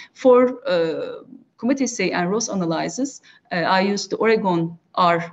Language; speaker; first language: English; non-native, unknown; Turkish